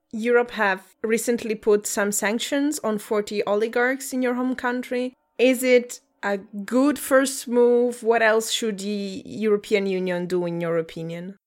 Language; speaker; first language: English; non-native, fluent; Italian